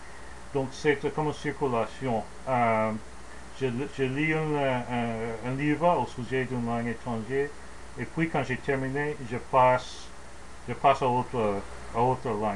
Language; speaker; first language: French; non-native, learner; English